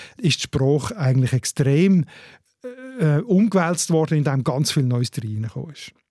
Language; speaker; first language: German; native; German